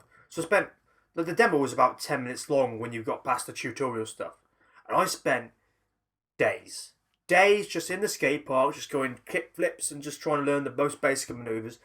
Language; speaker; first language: English; native; English